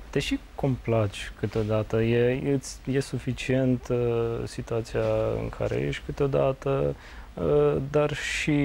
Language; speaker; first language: Romanian; native; Romanian